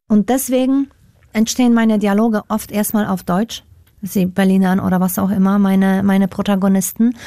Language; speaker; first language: German; non-native, fluent; Polish